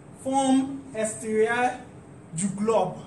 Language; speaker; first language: French; non-native, learner; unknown